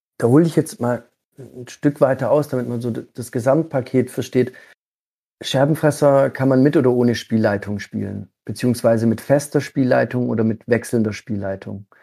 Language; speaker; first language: German; early bilingual, other home language; Italian